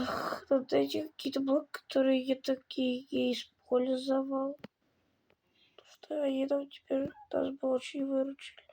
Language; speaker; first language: Russian; native; Russian